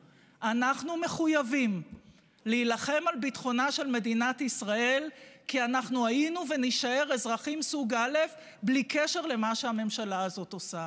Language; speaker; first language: Hebrew; native; Hebrew